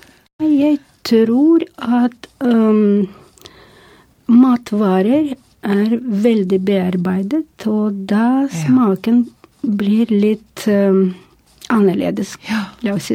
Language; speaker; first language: Norwegian; non-native, fluent; Russian